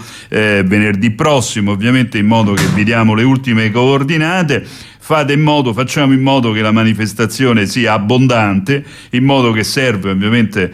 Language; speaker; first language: Italian; native; Italian